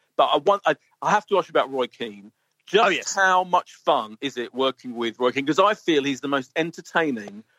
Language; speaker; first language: English; native; English